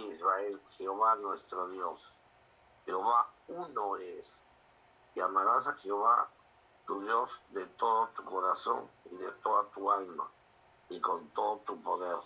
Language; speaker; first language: Spanish; native; Spanish